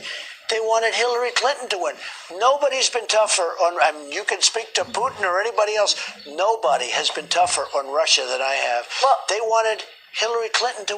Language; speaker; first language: English; native; English